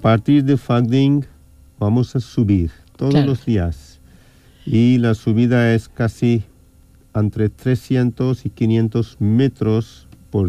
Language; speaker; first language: Spanish; non-native, fluent; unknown